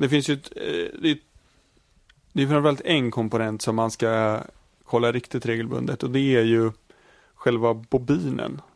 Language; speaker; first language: Swedish; native; Swedish